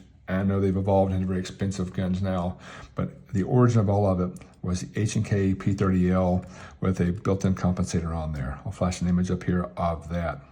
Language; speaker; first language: English; native; English